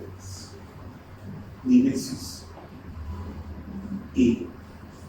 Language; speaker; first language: Spanish; non-native, fluent; Turkish